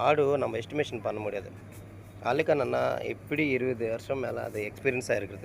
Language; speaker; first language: Tamil; native; Tamil